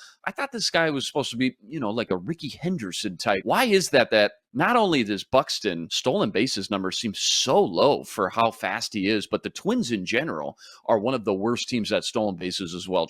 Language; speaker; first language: English; native; English